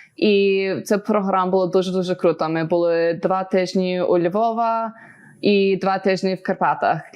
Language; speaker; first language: Ukrainian; early bilingual, heritage; Ukrainian